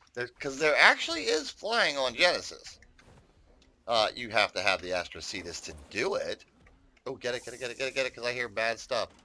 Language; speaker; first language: English; native; English